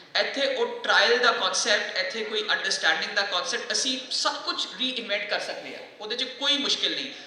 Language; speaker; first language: Punjabi; native; Punjabi